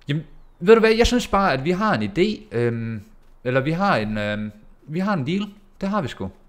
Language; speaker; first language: Danish; native; Danish